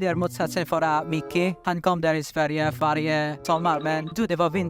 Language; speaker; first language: Swedish; non-native, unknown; Filipino